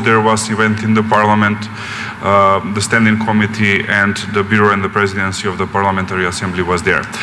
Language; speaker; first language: English; non-native, fluent; Macedonian